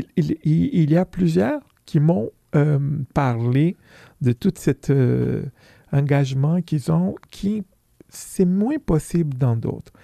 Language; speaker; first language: French; non-native, fluent; Portuguese